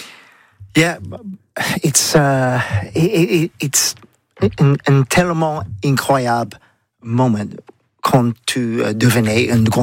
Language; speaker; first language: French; non-native, learner; English